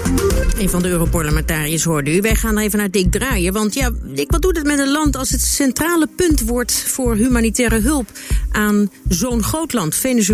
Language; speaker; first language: Dutch; native; Dutch